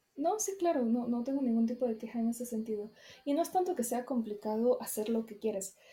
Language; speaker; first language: Spanish; native; Spanish